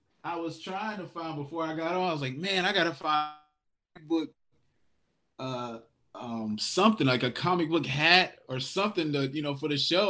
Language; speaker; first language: English; native; English